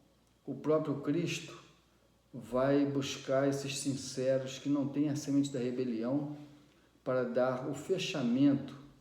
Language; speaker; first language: Portuguese; native; Portuguese